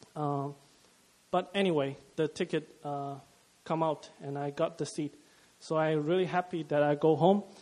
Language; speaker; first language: English; non-native, fluent; Chinese